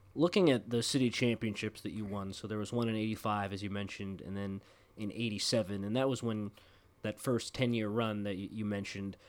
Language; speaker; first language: English; native; English